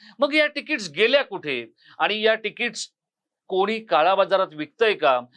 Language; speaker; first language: Marathi; native; Marathi